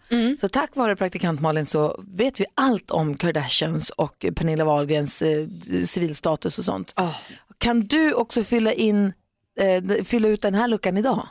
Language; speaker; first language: Swedish; native; Swedish